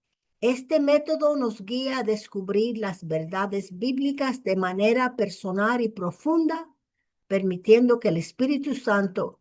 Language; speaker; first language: Spanish; early bilingual, heritage; English